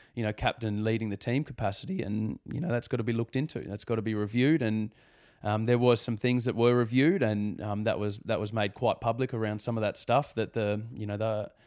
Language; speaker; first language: English; native; English